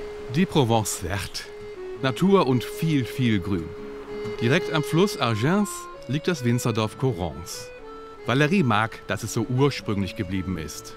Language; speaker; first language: German; native; German